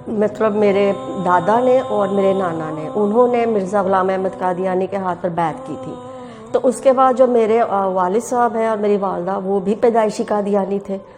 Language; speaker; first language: Urdu; native; Urdu